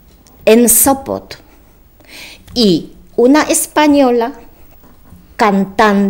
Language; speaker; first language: Spanish; non-native, learner; Polish